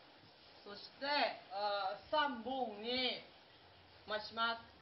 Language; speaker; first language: Japanese; non-native, learner; Thai